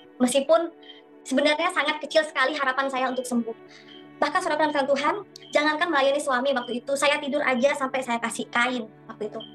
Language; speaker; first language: Indonesian; non-native, local second language; Madurese